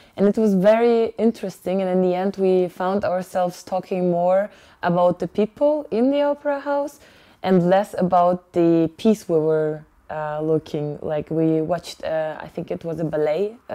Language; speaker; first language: English; early bilingual, other home language; Ukrainian